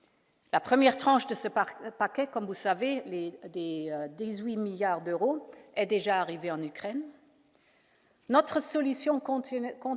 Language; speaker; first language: French; non-native, fluent; German